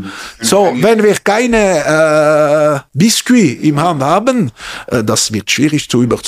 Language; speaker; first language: German; non-native, local second language; French